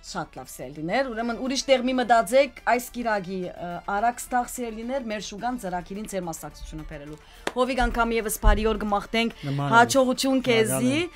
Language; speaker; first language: Armenian; early bilingual, heritage; Armenian